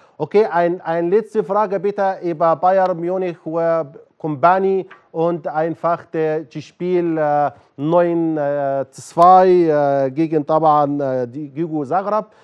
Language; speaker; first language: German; non-native, learner; Arabic